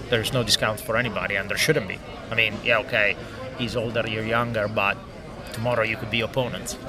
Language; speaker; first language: English; non-native, fluent; Italian